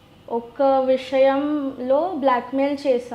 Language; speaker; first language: Telugu; non-native, learner; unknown